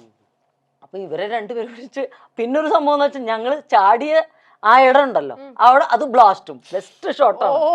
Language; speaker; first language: Malayalam; native; Malayalam